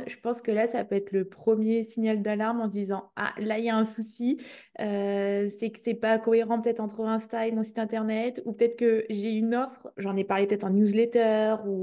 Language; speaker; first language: French; native; French